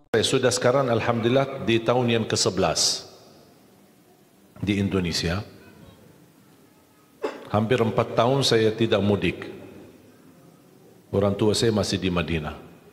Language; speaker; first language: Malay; non-native, fluent; Arabic